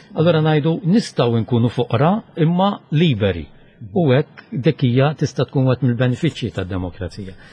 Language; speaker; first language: Maltese; native; Maltese